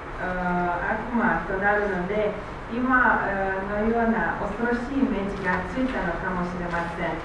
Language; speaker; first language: Japanese; non-native, learner; Romanian